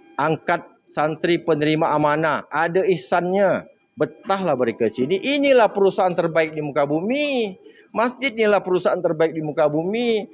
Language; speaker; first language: Malay; native; Malay